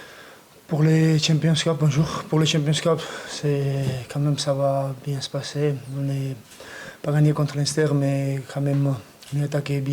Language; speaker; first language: French; non-native, learner; Georgian